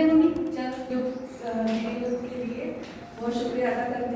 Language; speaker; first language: Hindi; non-native, local second language; Marathi